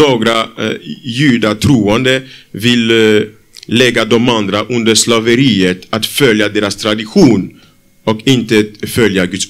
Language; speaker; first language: Swedish; non-native, fluent; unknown